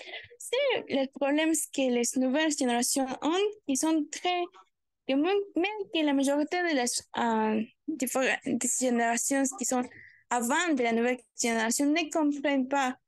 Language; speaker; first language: French; non-native, learner; Spanish